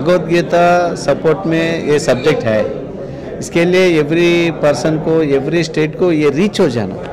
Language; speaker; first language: Hindi; non-native, local second language; Telugu